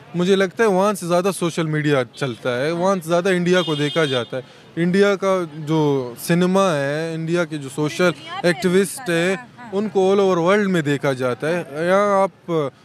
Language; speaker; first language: Urdu; native; Urdu